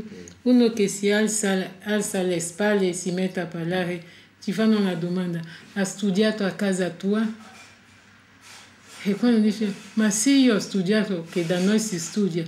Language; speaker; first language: Italian; non-native, fluent; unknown